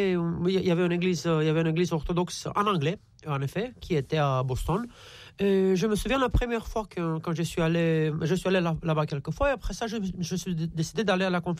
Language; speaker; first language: French; non-native, fluent; Romanian